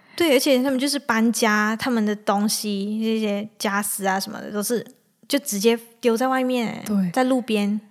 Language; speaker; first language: Chinese; native; Chinese